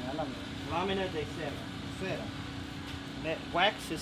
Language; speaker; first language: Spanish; non-native, learner; English